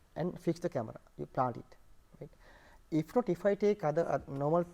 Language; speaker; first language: English; non-native, local second language; Sinhala